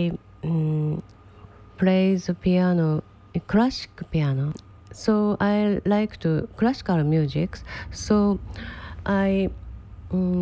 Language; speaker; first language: English; non-native, learner; Japanese